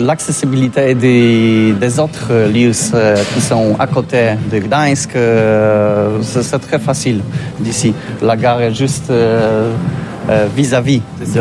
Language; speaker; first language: French; non-native, learner; Polish